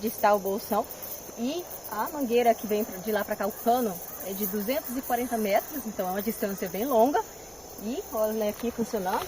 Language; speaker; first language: Portuguese; native; Portuguese